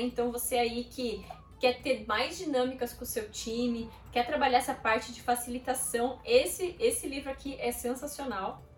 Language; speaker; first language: Portuguese; native; Portuguese